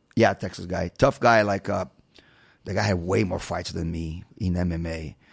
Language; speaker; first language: English; non-native, fluent; Portuguese